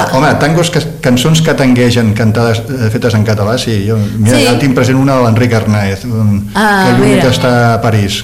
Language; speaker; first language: Catalan; native; Catalan